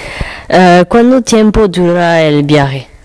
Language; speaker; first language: Spanish; non-native, learner; French